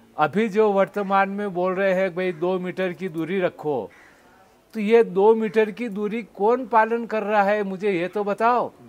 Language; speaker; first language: Hindi; native; Hindi